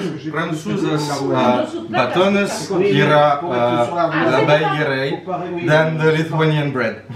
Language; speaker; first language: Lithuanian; non-native, learner; French